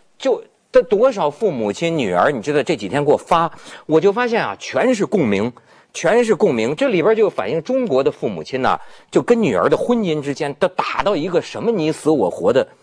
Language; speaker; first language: Chinese; native; Chinese